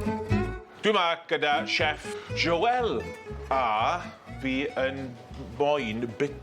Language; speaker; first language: Welsh; non-native, learner; English